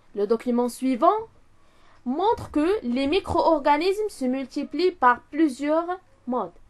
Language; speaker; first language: French; non-native, local second language; Arabic